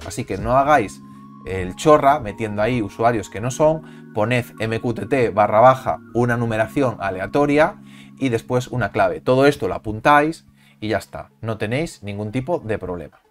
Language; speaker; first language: Spanish; native; Spanish